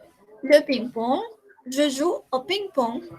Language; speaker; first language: French; non-native, fluent; Spanish